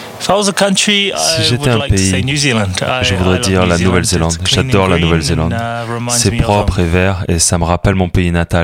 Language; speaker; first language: French; non-native, learner; English